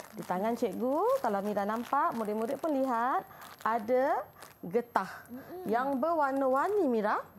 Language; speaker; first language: Malay; native; Malay